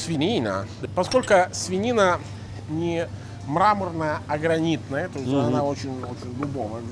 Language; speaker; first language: Russian; non-native, fluent; Italian